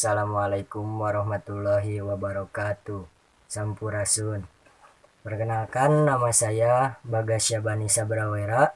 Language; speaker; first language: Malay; non-native, local second language; Sundanese